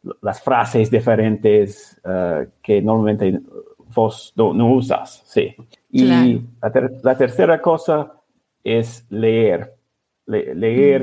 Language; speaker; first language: Spanish; non-native, learner; English